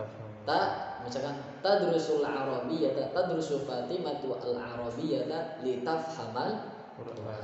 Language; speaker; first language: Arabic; non-native, fluent; Indonesian